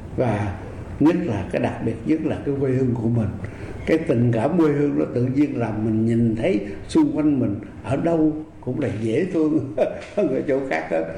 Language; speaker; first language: Vietnamese; native; Vietnamese